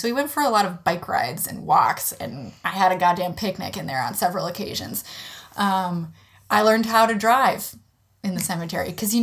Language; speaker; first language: English; native; English